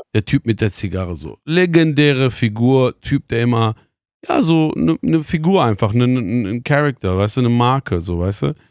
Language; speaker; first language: German; early bilingual, other home language; Persian